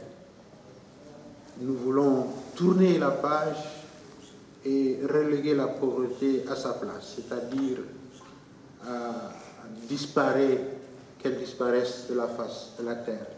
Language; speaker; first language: French; non-native, local second language; Wolof